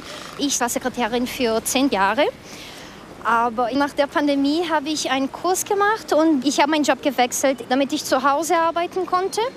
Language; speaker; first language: German; early bilingual, other home language; Portuguese